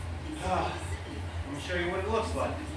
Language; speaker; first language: English; native; English